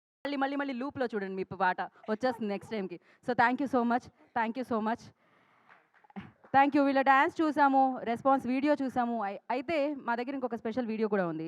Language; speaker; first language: Telugu; native; Telugu